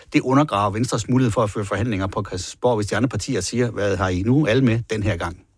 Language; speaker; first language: Danish; native; Danish